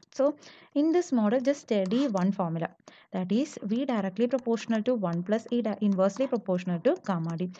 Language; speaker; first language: English; non-native, local second language; Malayalam